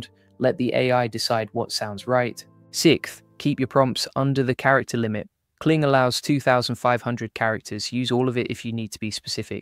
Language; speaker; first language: English; native; English